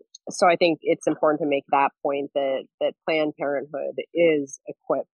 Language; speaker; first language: English; native; English